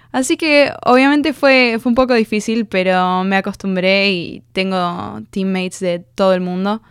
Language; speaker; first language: Spanish; native; Spanish